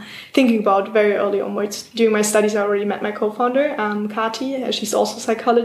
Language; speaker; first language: English; non-native, fluent; German